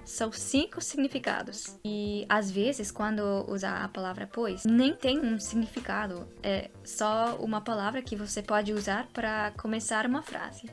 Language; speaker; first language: Portuguese; non-native, fluent; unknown